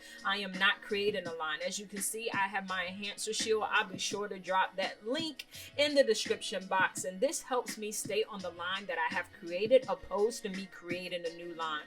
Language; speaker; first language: English; native; English